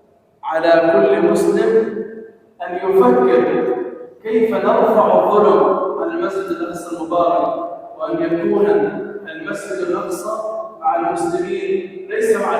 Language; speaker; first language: Arabic; native; Arabic